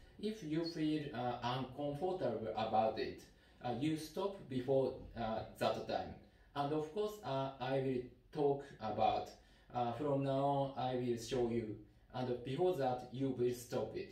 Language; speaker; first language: English; non-native, learner; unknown